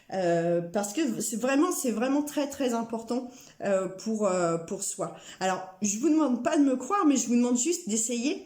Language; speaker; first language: French; native; French